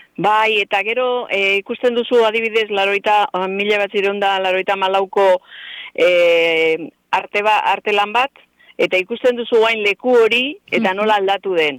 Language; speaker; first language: Basque; native; Basque